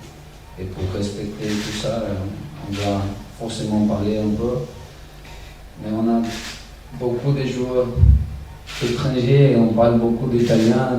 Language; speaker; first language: French; non-native, learner; Italian